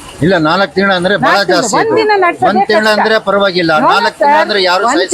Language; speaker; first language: Kannada; non-native, local second language; Urdu